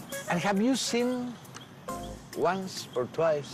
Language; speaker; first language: English; non-native, fluent; Spanish